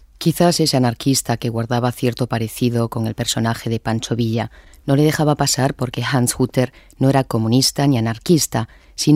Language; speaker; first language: Spanish; native; Spanish